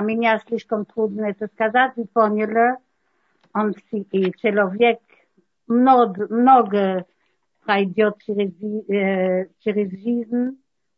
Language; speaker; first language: Russian; non-native, learner; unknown